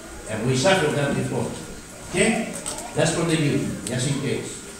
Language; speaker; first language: English; non-native, fluent; Spanish